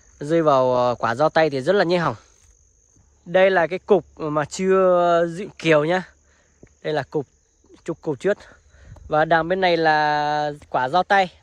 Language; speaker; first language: Vietnamese; non-native, local second language; Hmong